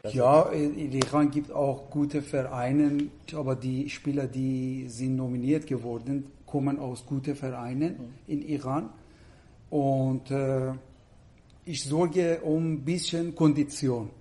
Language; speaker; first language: German; non-native, fluent; Persian